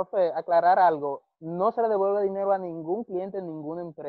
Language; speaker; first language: Spanish; native; Spanish